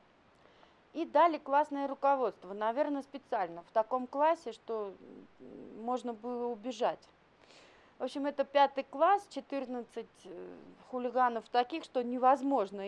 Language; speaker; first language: Russian; native; Russian